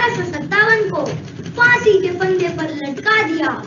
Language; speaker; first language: Hindi; native; Hindi